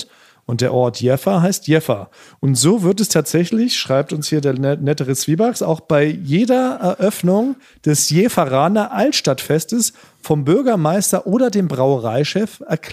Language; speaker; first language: German; native; German